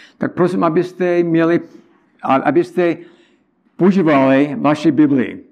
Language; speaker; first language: Czech; non-native, learner; English